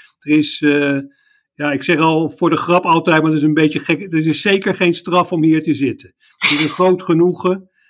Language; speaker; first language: Dutch; native; Dutch